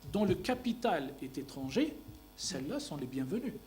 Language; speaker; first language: French; non-native, local second language; Arabic